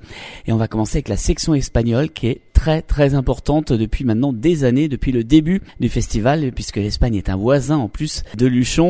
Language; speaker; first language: French; native; French